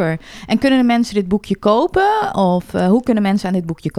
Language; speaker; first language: Dutch; native; Dutch